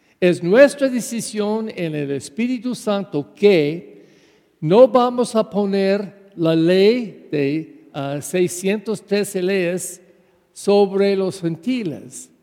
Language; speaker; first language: Spanish; non-native, fluent; English